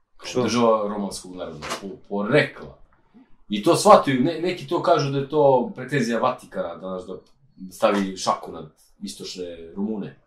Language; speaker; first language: Serbian; non-native, local second language; Romanian